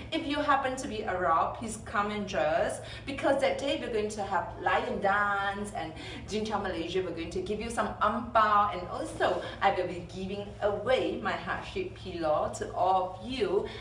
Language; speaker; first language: English; non-native, local second language; Chinese